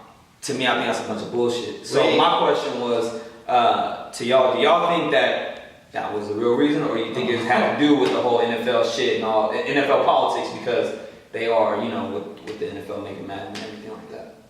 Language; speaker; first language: English; native; English